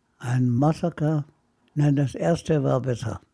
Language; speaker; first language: German; non-native, fluent; Arabic